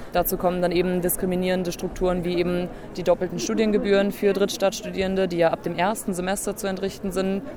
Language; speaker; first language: German; native; German